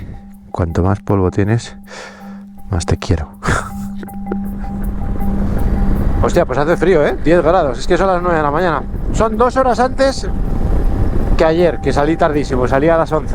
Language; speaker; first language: Spanish; native; Spanish